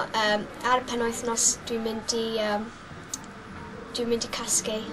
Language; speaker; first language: Welsh; non-native, local second language; English